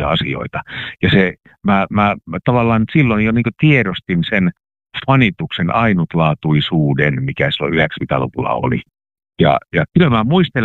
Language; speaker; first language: Finnish; native; Finnish